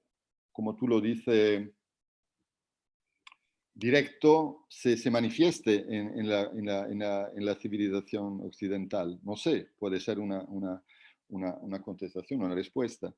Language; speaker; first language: Spanish; non-native, fluent; Italian